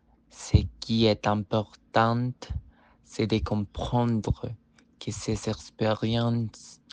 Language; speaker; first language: French; non-native, fluent; Spanish